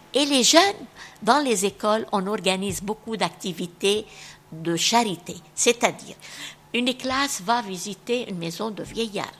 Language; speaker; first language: French; non-native, local second language; Arabic